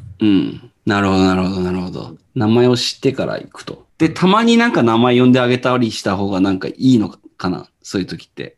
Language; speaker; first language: Japanese; native; Japanese